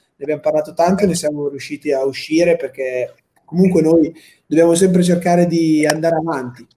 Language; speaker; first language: Italian; native; Italian